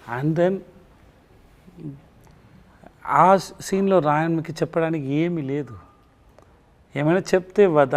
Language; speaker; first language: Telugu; non-native, learner; Tamil